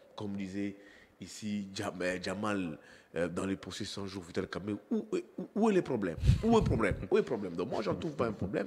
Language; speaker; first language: French; non-native, local second language; Lingala